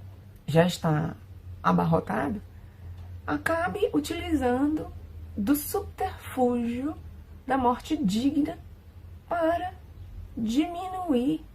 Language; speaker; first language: Portuguese; non-native, fluent; Spanish